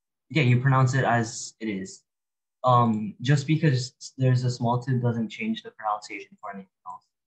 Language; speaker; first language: English; early bilingual, other home language; Japanese